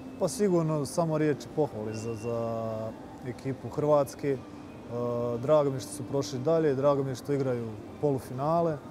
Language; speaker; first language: Serbian; native; Serbian